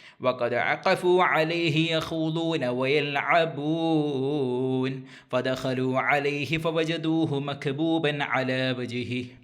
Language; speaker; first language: Arabic; non-native, fluent; Malayalam